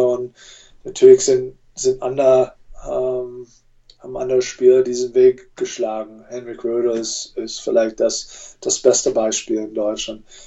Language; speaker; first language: German; non-native, fluent; English